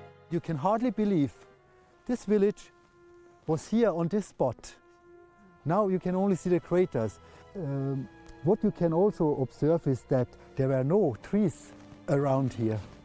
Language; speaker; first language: English; non-native, fluent; German